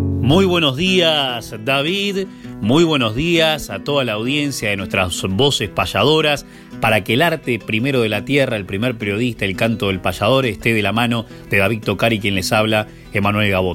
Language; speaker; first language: Spanish; native; Spanish